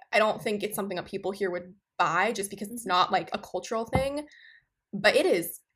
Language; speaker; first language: English; non-native, local second language; Punjabi